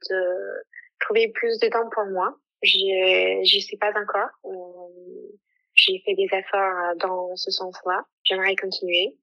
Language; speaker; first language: French; non-native, fluent; English